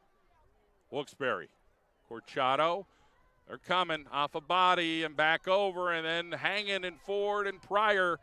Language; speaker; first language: English; native; English